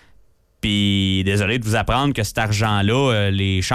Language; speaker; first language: French; native; French